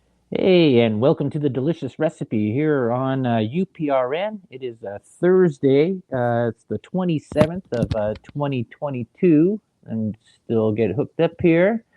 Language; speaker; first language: English; native; English